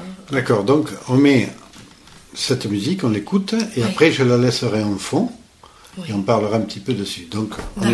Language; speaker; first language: French; native; French